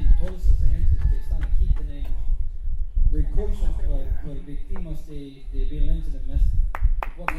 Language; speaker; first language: Spanish; non-native, learner; English